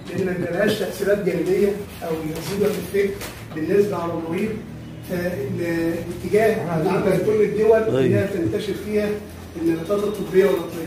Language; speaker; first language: Arabic; native; Arabic